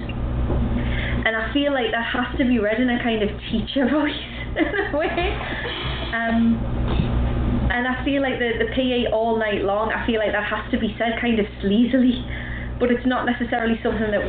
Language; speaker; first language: English; native; English